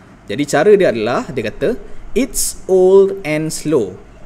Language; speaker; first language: English; non-native, local second language; Malay